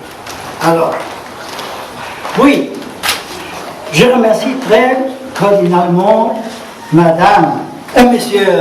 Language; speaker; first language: French; non-native, learner; German